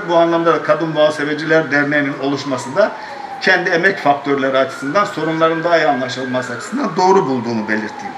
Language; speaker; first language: Turkish; native; Turkish